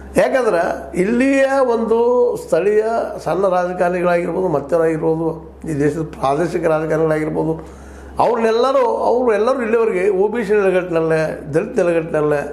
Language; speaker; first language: Kannada; native; Kannada